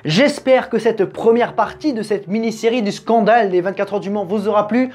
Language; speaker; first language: French; native; French